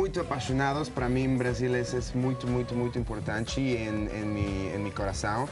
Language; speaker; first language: Portuguese; non-native, learner; Spanish